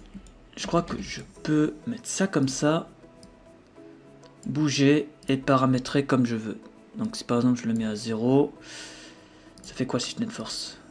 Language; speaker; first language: French; native; French